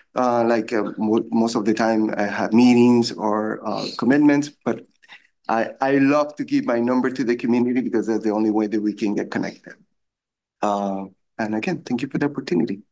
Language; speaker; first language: English; non-native, fluent; Spanish